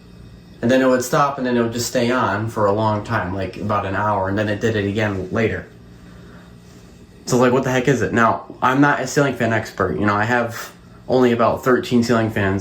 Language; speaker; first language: English; native; English